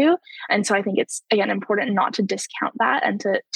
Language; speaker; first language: English; native; English